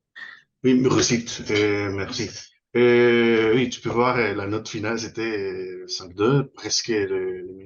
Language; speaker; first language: French; non-native, fluent; Spanish